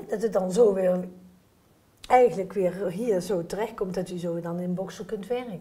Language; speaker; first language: Dutch; native; Dutch